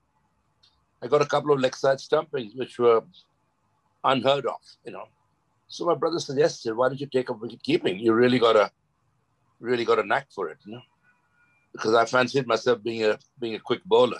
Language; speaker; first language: English; non-native, local second language; Gujarati